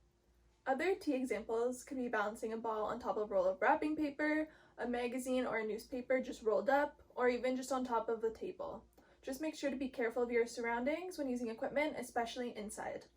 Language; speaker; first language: English; native; English